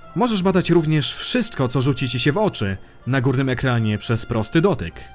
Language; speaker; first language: Polish; early bilingual, heritage; Polish